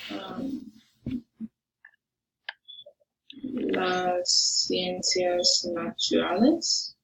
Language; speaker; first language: Spanish; non-native, learner; English